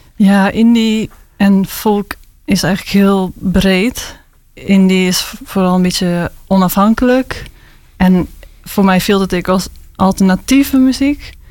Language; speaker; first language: Dutch; non-native, local second language; Western Frisian